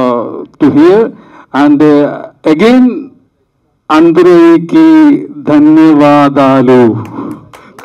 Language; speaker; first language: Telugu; non-native, learner; Malayalam